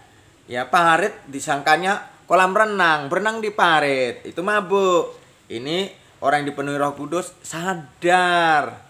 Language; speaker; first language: Indonesian; native; Indonesian